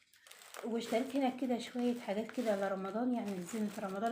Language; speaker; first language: Arabic; native; Arabic